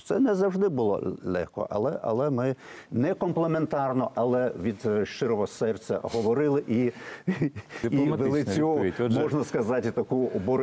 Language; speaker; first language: Ukrainian; non-native, fluent; Lithuanian